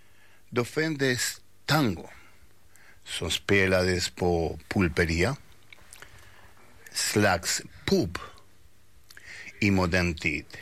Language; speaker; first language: Swedish; non-native, fluent; Spanish